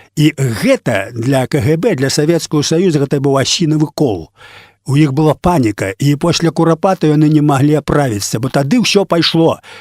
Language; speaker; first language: Belarusian; native; Belarusian